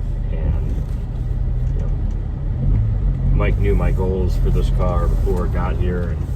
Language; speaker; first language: English; native; English